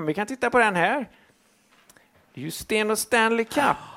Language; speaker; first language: Swedish; native; Swedish